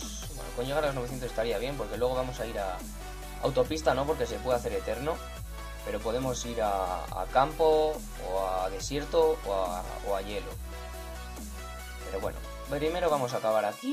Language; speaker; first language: Spanish; native; Spanish